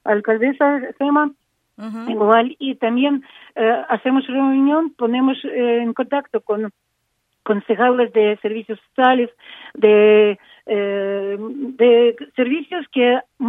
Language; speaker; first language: Spanish; non-native, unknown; Ukrainian